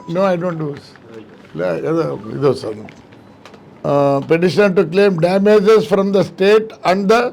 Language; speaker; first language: English; non-native, local second language; Telugu